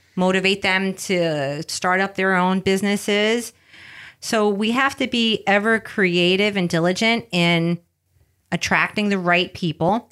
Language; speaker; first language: English; early bilingual, other home language; Spanish